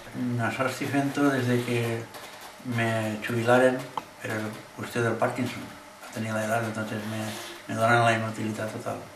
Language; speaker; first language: Spanish; non-native, local second language; Catalan